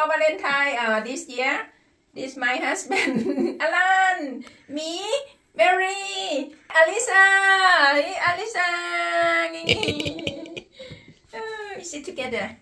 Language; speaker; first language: English; non-native, learner; Thai